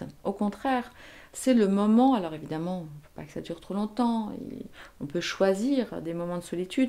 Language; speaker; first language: French; native; French